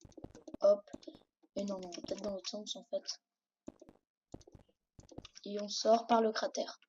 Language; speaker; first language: French; native; French